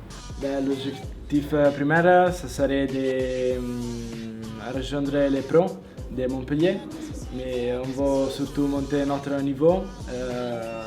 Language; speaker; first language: French; non-native, learner; Italian